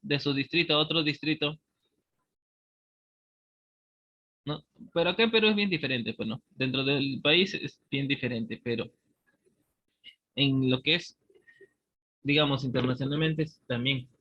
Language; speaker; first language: Spanish; native; Spanish